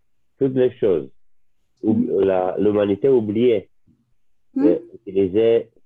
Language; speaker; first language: French; non-native, learner; Italian